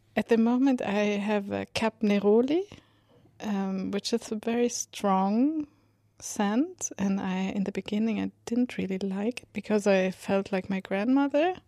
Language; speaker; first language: English; non-native, fluent; Swedish